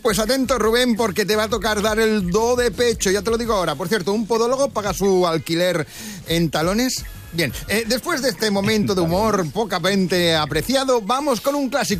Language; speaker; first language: Spanish; native; Spanish